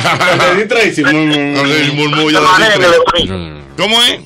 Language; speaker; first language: Spanish; native; Spanish